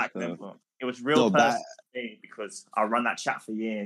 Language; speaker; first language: English; native; English